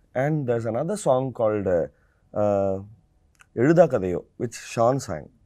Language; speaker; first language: English; non-native, local second language; Tamil